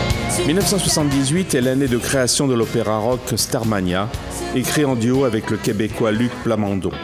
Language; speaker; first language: French; native; French